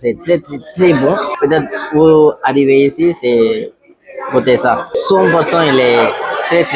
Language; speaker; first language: French; non-native, learner; Tamil